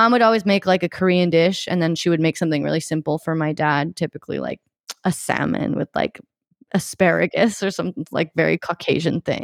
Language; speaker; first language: English; native; English